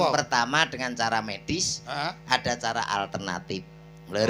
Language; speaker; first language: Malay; non-native, local second language; Javanese